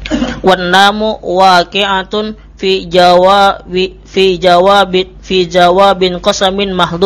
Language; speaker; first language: Arabic; non-native, learner; Indonesian